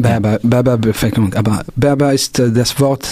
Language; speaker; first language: German; non-native, local second language; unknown